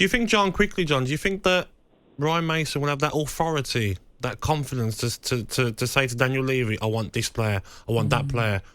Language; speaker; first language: English; native; English